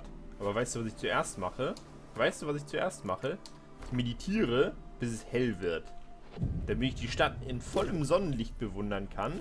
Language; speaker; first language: German; native; German